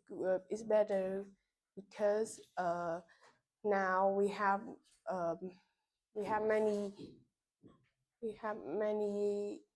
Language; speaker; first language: English; non-native, learner; Vietnamese